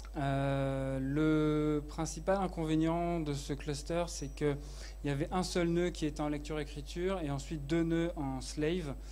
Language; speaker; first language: French; native; French